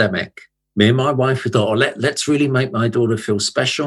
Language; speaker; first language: English; native; English